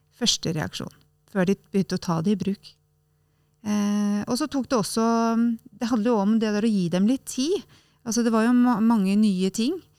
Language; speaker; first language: Norwegian; native; Norwegian